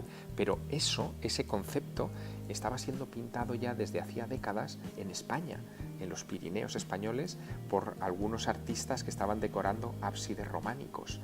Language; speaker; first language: Spanish; native; Spanish